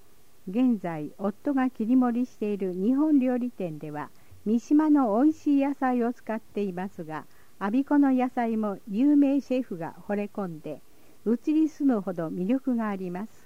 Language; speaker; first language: Japanese; native; Japanese